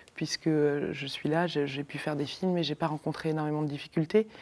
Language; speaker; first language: French; native; French